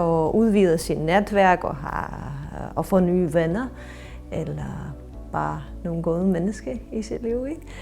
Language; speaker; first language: Danish; non-native, fluent; Ukrainian